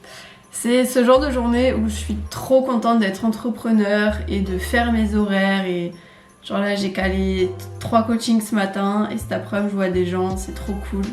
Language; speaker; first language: French; native; French